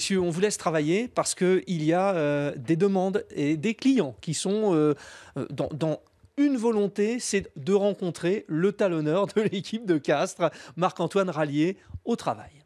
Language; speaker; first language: French; native; French